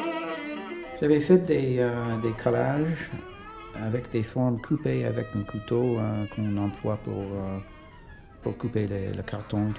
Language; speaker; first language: French; non-native, fluent; English